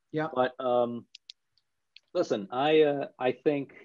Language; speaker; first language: English; native; English